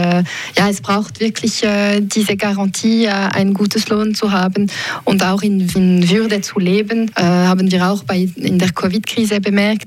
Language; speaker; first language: German; non-native, local second language; French